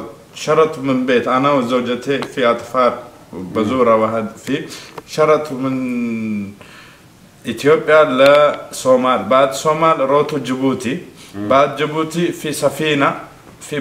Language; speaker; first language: Arabic; non-native, learner; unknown